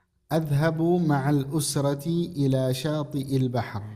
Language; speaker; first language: Arabic; non-native, fluent; Indonesian